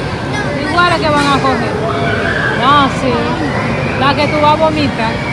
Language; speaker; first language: Spanish; non-native, learner; Haitian Creole